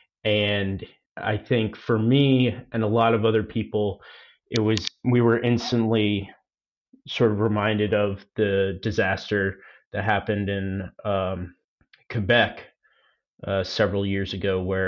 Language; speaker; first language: English; native; English